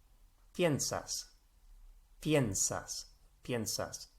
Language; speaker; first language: Spanish; non-native, fluent; English